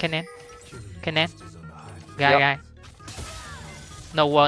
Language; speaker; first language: English; non-native, learner; Vietnamese